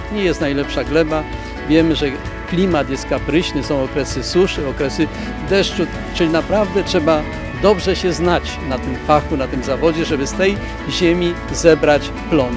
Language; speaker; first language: Polish; native; Polish